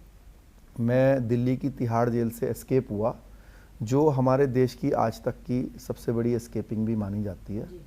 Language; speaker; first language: Hindi; native; Hindi